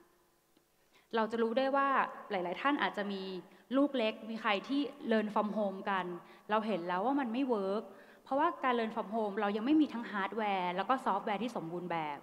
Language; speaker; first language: Thai; native; Thai